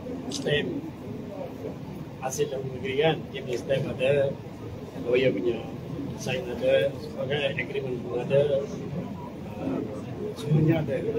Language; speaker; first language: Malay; non-native, local second language; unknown